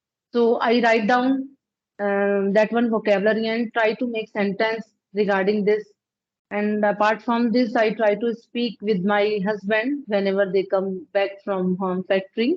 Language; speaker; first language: English; non-native, learner; Punjabi